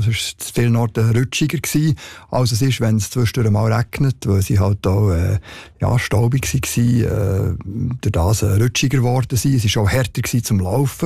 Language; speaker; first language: German; native; German